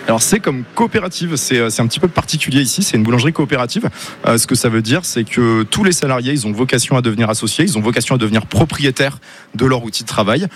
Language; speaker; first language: French; native; French